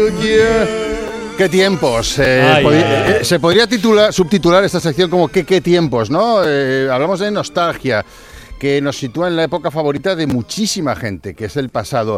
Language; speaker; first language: Spanish; native; Spanish